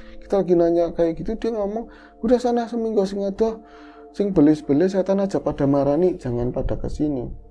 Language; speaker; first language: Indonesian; non-native, local second language; Javanese